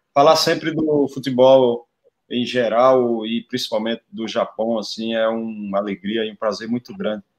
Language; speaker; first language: Portuguese; native; Portuguese